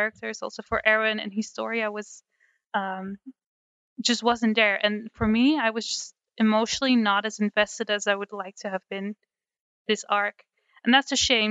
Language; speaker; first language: English; non-native, fluent; Dutch